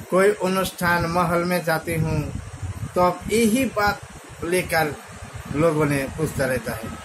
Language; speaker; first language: Hindi; non-native, local second language; Bangla